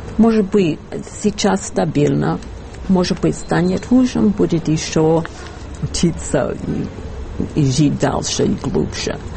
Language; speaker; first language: Russian; non-native, fluent; English